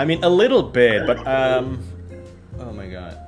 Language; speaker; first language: English; non-native, local second language; Filipino